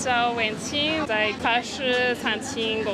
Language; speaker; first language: Chinese; non-native, learner; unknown